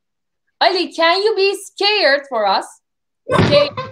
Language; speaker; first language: English; non-native, fluent; Turkish